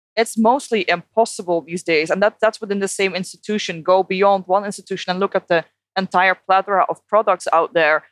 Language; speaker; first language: English; non-native, fluent; Dutch